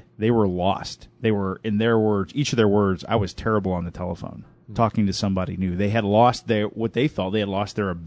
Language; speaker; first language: English; native; English